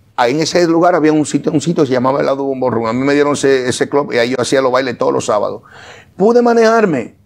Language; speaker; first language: Spanish; native; Spanish